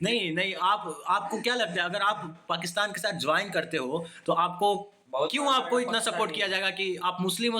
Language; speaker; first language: Hindi; native; Hindi